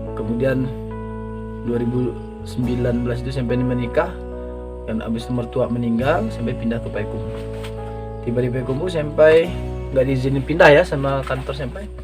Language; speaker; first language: Indonesian; native; Indonesian